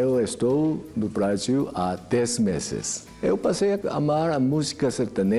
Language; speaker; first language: Portuguese; non-native, learner; Korean